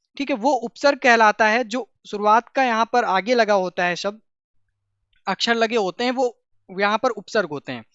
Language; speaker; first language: Hindi; native; Hindi